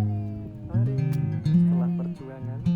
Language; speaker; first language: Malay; non-native, local second language; Javanese